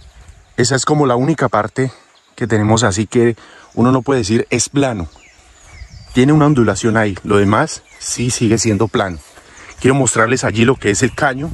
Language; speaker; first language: Spanish; native; Spanish